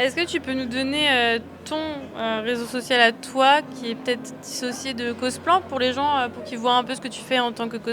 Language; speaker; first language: French; native; French